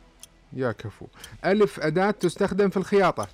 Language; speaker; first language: Arabic; native; Arabic